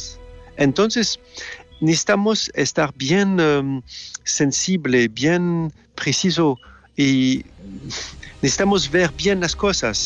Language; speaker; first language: Spanish; non-native, fluent; French